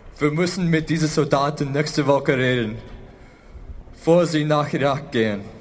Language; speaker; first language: German; non-native, learner; English